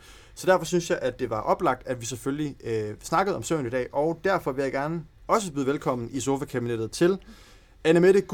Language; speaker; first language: Danish; native; Danish